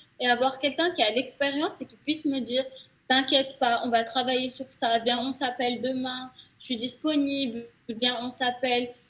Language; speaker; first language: French; non-native, local second language; Arabic